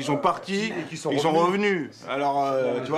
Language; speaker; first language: French; early bilingual, other home language; Arabic